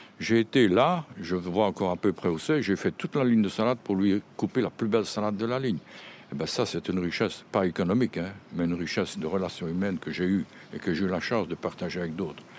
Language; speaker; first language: French; native; French